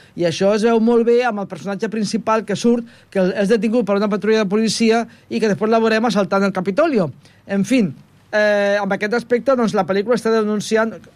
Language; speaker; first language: Catalan; non-native, local second language; Spanish